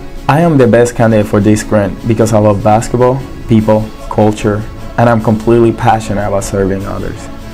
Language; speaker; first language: English; non-native, fluent; Spanish